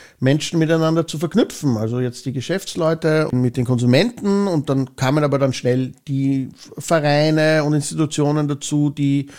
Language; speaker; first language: German; native; German